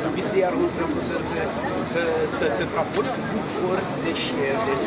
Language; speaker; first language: Norwegian; non-native, learner; Amharic